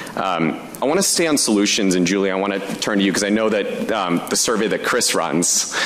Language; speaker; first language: English; native; English